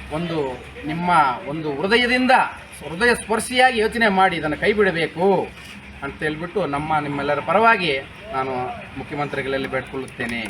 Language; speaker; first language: Kannada; native; Kannada